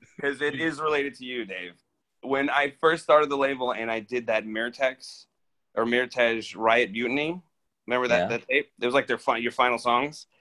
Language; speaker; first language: English; native; English